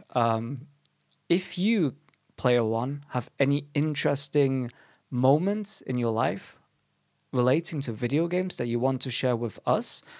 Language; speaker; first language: English; non-native, fluent; German